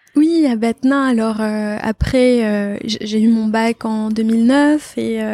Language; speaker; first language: French; non-native, local second language; Arabic